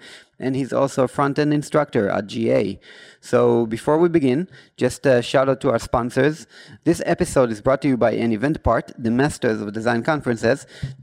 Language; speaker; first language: English; non-native, fluent; Hebrew